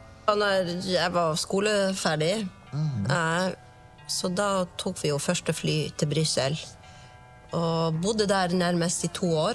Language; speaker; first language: Norwegian; native; Norwegian